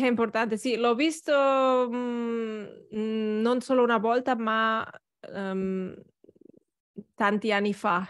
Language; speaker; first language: Italian; non-native, learner; Catalan